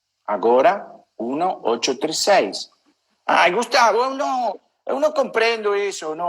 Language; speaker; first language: Portuguese; non-native, learner; Spanish